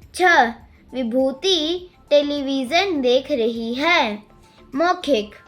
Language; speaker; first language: Hindi; non-native, local second language; Telugu